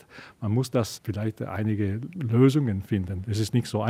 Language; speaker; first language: German; non-native, learner; Italian